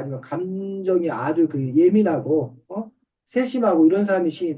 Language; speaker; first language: Korean; native; Korean